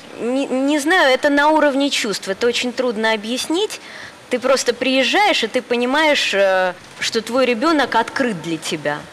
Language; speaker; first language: Russian; native; Russian